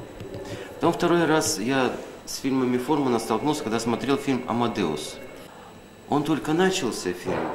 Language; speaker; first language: Russian; native; Russian